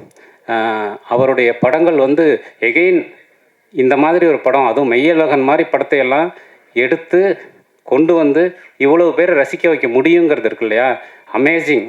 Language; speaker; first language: Tamil; native; Tamil